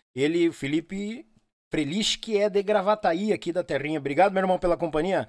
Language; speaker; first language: Portuguese; native; Portuguese